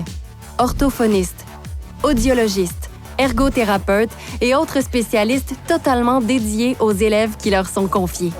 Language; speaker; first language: French; native; French